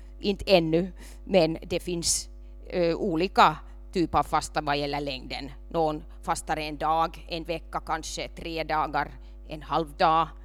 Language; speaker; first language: Swedish; non-native, local second language; Finnish